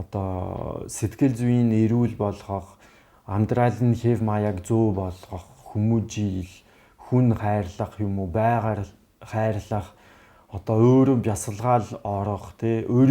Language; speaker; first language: Mongolian; non-native, fluent; French